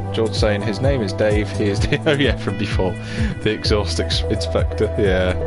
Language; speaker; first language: English; native; English